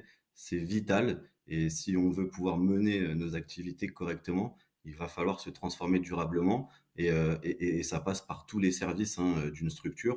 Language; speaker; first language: French; native; French